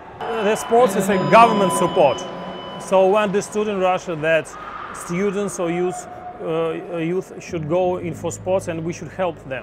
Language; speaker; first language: English; non-native, learner; Russian